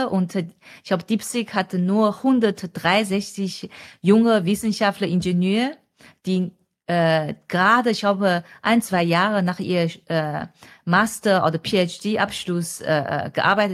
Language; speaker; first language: German; non-native, fluent; Chinese